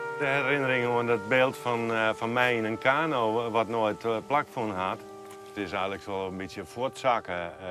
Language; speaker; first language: Dutch; non-native, local second language; Western Frisian